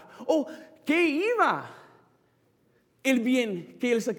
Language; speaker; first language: Spanish; non-native, fluent; English